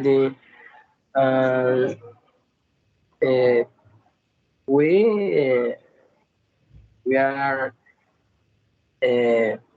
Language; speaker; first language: English; non-native, learner; Spanish